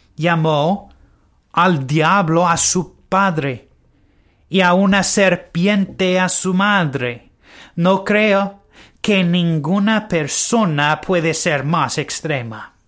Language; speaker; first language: Spanish; non-native, learner; English